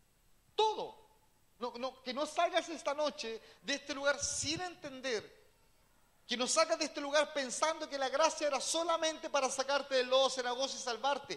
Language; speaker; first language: Spanish; native; Spanish